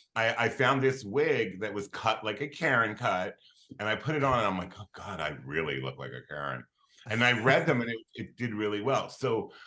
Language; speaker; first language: English; native; English